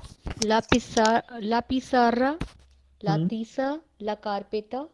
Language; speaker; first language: Spanish; non-native, learner; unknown